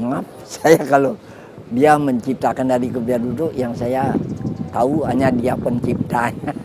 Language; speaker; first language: Indonesian; non-native, local second language; Balinese